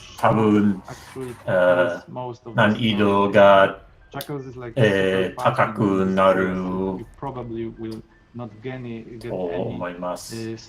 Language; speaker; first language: Japanese; non-native, learner; English